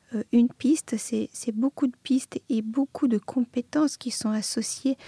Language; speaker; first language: French; non-native, fluent; Serbian